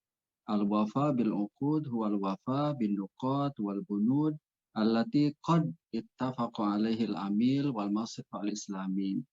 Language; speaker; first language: Arabic; non-native, fluent; Indonesian